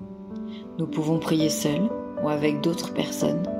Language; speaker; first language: French; native; French